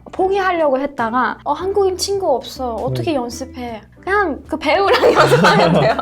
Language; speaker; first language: Korean; non-native, fluent; Persian